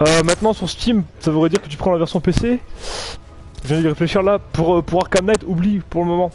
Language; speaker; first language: French; native; French